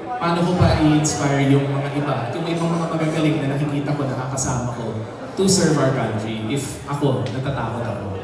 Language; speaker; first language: Filipino; native; Filipino